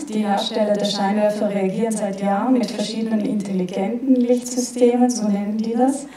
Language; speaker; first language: German; native; German